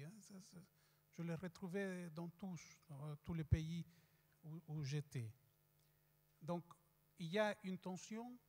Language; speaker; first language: French; non-native, fluent; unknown